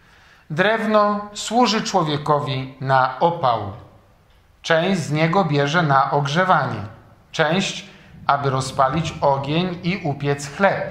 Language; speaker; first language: Polish; native; Polish